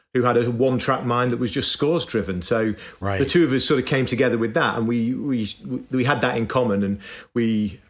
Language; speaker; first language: English; native; English